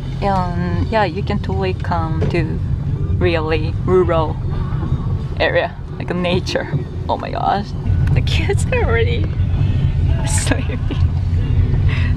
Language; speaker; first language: English; non-native, fluent; Japanese